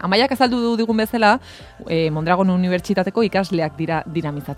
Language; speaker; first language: Basque; native; Basque